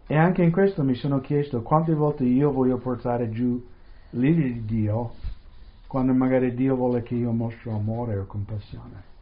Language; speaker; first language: Italian; non-native, fluent; English